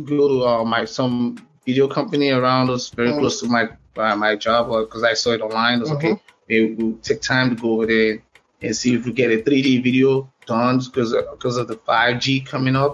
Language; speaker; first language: English; non-native, local second language; Yoruba